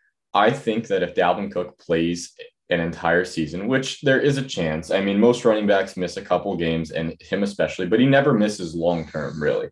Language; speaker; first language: English; native; English